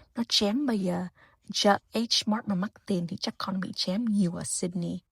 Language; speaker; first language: Vietnamese; early bilingual, heritage; Vietnamese